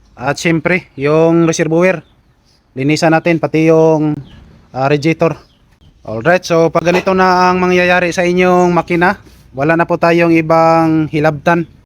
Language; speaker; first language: Filipino; non-native, local second language; Cebuano